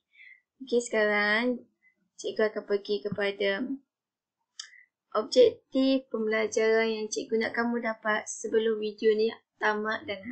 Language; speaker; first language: Malay; native; Malay